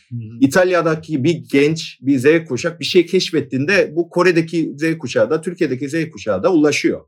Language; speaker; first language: Turkish; non-native, fluent; Korean